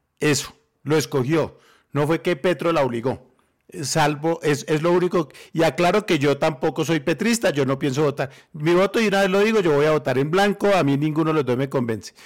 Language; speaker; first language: Spanish; native; Spanish